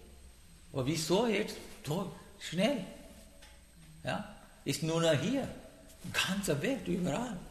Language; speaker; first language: German; non-native, learner; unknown